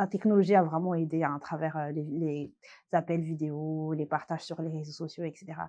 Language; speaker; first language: French; non-native, local second language; Malagasy